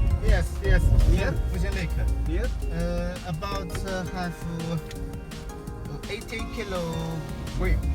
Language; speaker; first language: English; non-native, learner; Chinese